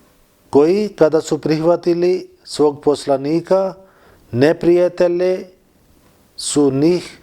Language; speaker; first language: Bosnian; non-native, learner; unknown